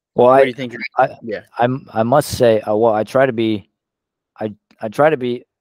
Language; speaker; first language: English; non-native, fluent; Dutch